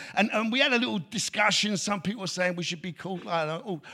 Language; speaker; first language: English; native; English